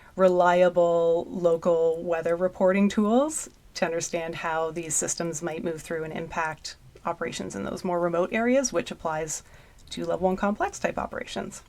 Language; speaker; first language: English; native; English